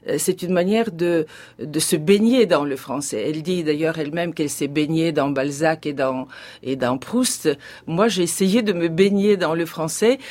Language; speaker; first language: French; non-native, fluent; Bulgarian